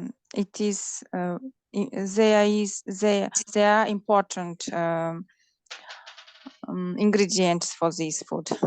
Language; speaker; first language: English; non-native, learner; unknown